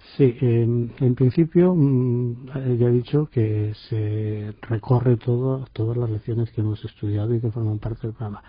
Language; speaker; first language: Spanish; native; Spanish